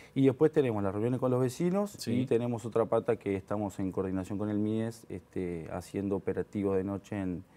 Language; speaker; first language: Spanish; native; Spanish